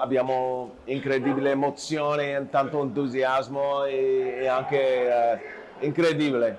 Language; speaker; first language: Italian; non-native, learner; English